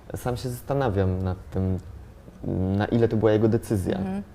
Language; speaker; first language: Polish; native; Polish